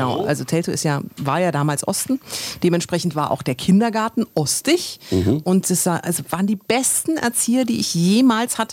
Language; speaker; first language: German; native; German